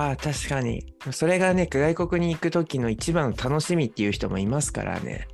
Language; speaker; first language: Japanese; native; Japanese